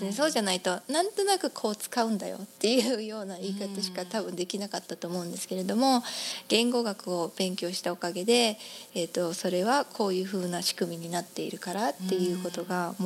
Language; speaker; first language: Japanese; native; Japanese